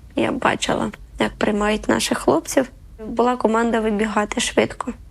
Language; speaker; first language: Ukrainian; native; Ukrainian